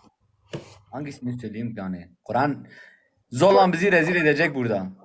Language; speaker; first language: Turkish; native; Turkish